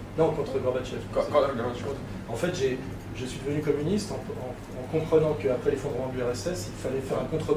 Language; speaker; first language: French; native; French